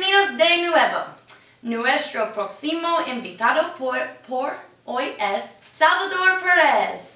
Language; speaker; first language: Spanish; non-native, learner; English